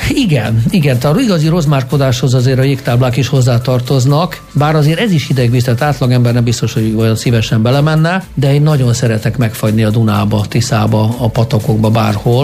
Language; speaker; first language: Hungarian; native; Hungarian